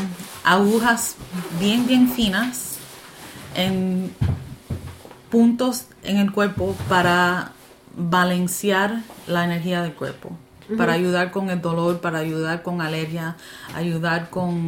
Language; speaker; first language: Spanish; early bilingual, heritage; Spanish